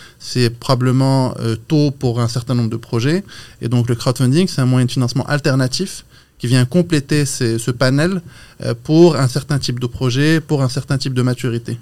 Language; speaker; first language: French; non-native, local second language; Arabic